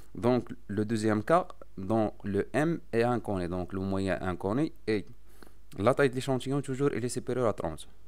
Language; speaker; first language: French; non-native, local second language; Arabic